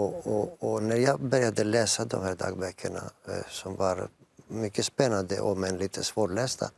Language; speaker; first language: Swedish; non-native, fluent; Greek